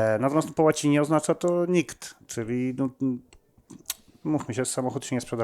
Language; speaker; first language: Polish; native; Polish